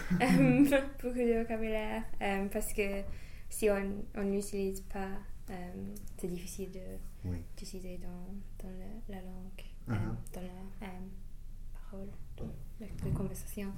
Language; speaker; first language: French; non-native, learner; English